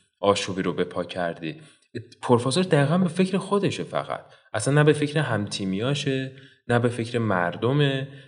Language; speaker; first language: Persian; native; Persian